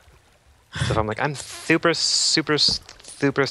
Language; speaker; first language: English; native; English